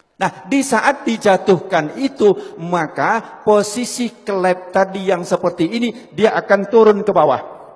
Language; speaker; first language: Indonesian; non-native, local second language; Javanese